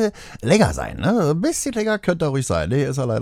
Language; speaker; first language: German; native; German